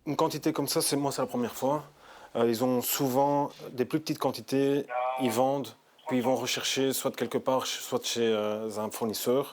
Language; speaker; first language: French; native; French